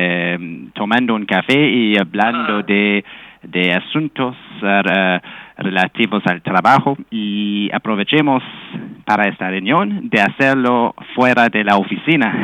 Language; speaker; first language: Spanish; non-native, fluent; English